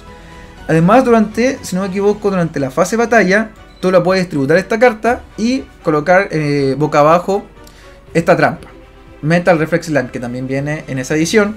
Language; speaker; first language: Spanish; native; Spanish